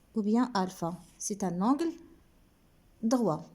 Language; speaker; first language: French; non-native, local second language; Arabic